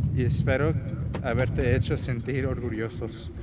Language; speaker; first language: Spanish; early bilingual, heritage; Spanish